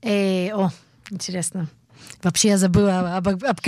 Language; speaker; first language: Russian; early bilingual, heritage; Russian